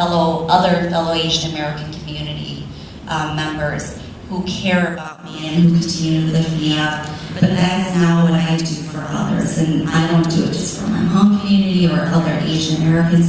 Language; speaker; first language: English; early bilingual, other home language; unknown